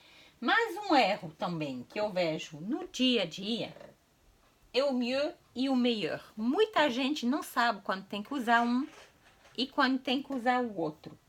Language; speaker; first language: Portuguese; non-native, fluent; French